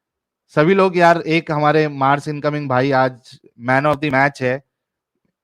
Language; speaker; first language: Hindi; native; Hindi